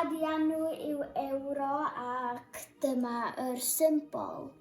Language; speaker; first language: Welsh; non-native, local second language; English